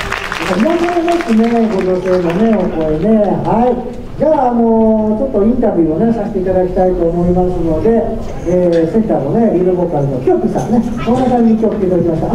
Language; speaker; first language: Japanese; native; Japanese